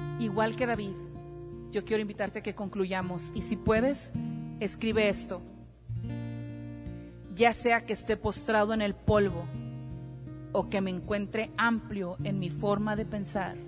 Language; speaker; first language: Spanish; native; Spanish